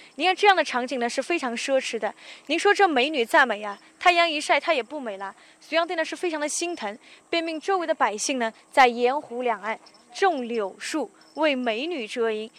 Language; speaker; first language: Chinese; native; Chinese